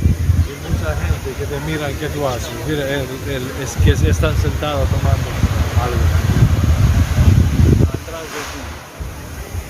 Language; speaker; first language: Spanish; non-native, learner; Macedonian